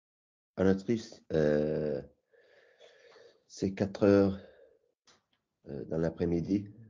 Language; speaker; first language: French; non-native, learner; English